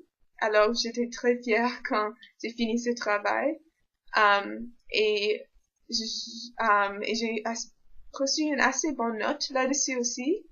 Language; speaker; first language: French; non-native, local second language; English